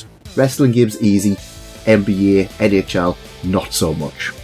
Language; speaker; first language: English; native; English